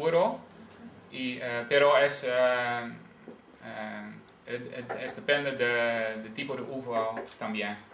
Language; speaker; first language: Spanish; non-native, learner; Dutch